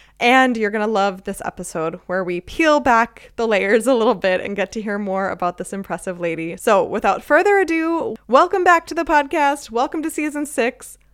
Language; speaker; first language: English; native; English